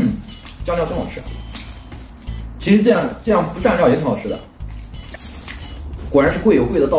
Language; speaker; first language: Chinese; native; Chinese